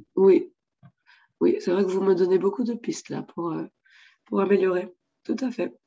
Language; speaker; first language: French; native; French